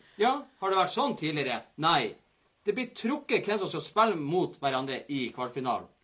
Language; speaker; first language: Norwegian; native; Norwegian